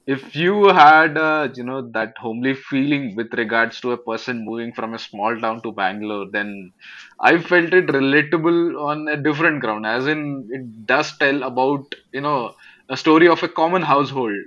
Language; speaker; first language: English; non-native, local second language; Hindi